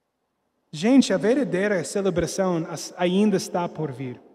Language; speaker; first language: Portuguese; non-native, fluent; English